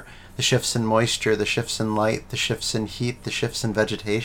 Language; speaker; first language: English; native; English